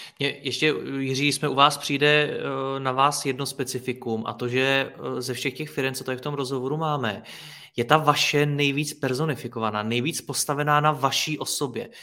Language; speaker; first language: Czech; native; Czech